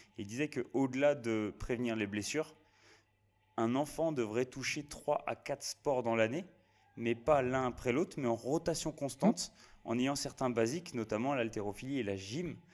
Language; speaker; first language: French; native; French